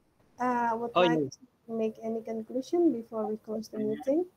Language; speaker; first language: English; non-native, learner; Indonesian